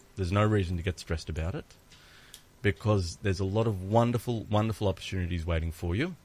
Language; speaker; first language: English; early bilingual, other home language; Greek